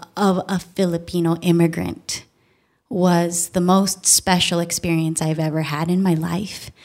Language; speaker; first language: English; early bilingual, other home language; Filipino